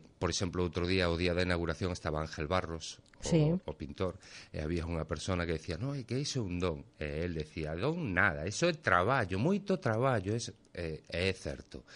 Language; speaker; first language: Galician; native; Galician